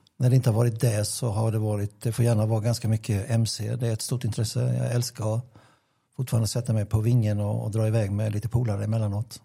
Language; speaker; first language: Swedish; native; Swedish